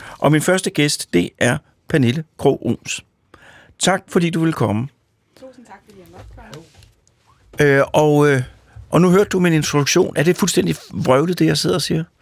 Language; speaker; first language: Danish; native; Danish